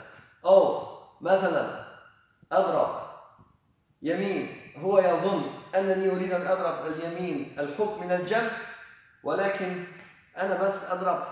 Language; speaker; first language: Arabic; non-native, learner; Polish